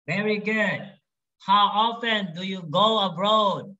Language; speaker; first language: English; non-native, fluent; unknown